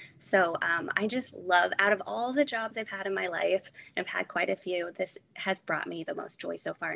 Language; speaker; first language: English; native; English